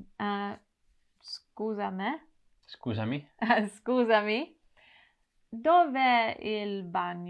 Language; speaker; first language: Italian; non-native, learner; English